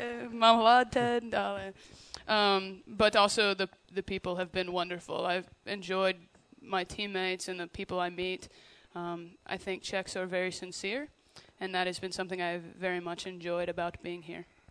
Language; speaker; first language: English; native; English